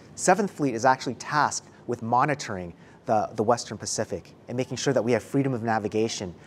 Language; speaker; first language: English; early bilingual, other home language; Chinese